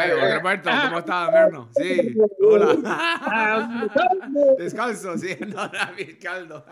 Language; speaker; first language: Spanish; non-native, learner; English